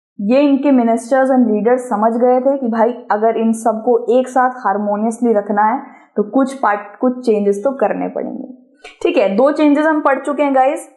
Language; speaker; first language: Hindi; native; Hindi